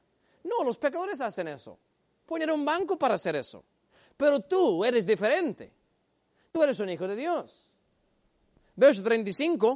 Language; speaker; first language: Spanish; native; Spanish